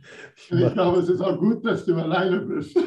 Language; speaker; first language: German; non-native, fluent; English